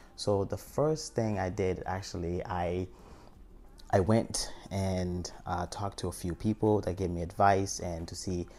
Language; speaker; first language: English; early bilingual, other home language; Haitian Creole